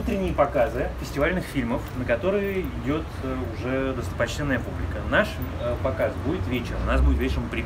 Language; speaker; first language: Russian; native; Russian